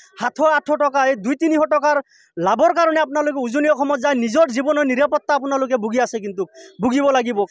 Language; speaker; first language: Assamese; non-native, local second language; Bangla